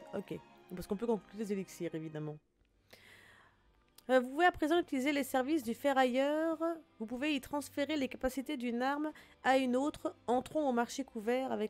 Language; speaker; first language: French; native; French